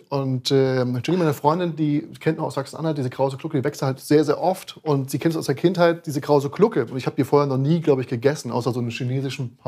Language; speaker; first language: German; native; German